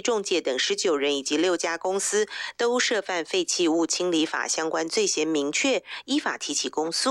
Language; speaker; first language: Chinese; native; Chinese